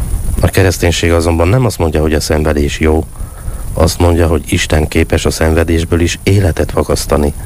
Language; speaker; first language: Hungarian; native; Hungarian